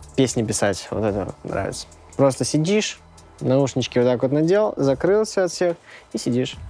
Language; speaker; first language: Russian; native; Russian